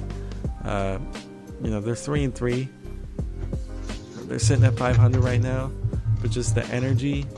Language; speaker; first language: English; native; English